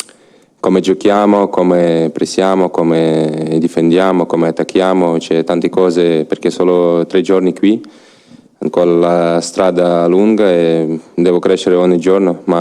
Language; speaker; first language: Italian; non-native, learner; Ukrainian